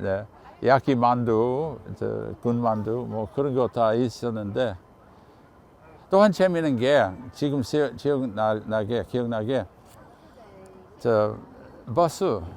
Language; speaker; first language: Korean; non-native, fluent; English